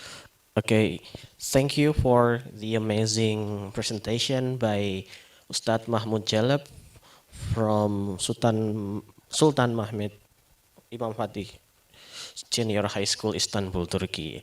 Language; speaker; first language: English; non-native, fluent; Indonesian